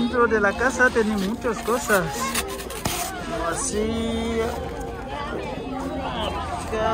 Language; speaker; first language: Spanish; non-native, learner; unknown